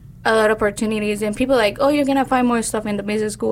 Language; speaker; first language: English; non-native, fluent; Spanish